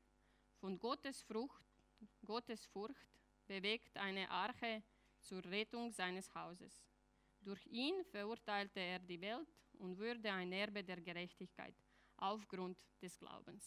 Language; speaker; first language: German; non-native, fluent; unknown